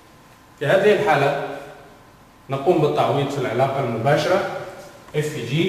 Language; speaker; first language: Arabic; native; Arabic